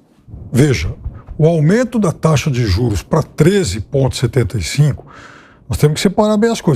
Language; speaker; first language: Portuguese; native; Portuguese